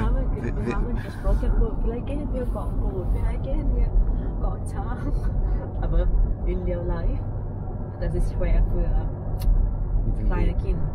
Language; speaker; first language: German; non-native, learner; Thai